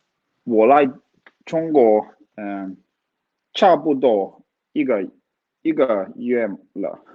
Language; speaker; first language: Chinese; non-native, learner; Swedish